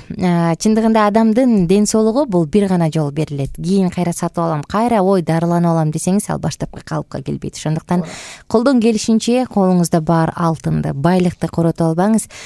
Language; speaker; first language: Kyrgyz; native; Kyrgyz